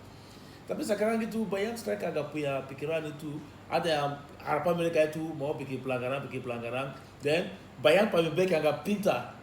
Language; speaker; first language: Indonesian; non-native, fluent; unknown